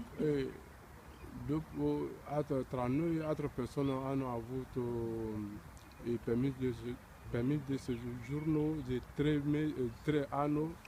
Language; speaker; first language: Italian; non-native, learner; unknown